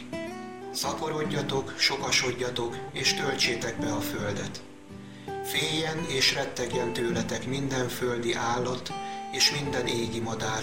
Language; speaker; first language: Hungarian; native; Hungarian